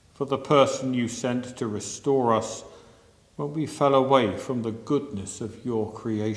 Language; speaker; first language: English; native; English